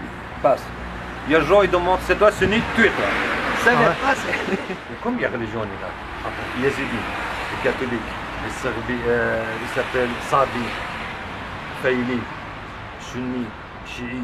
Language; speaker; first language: French; non-native, learner; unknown